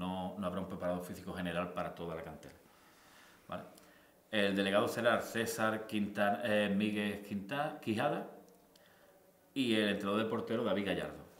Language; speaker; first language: Spanish; native; Spanish